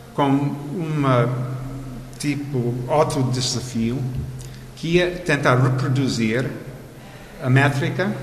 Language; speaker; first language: Portuguese; non-native, fluent; English